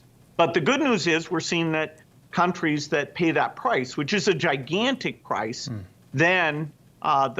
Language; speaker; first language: English; native; English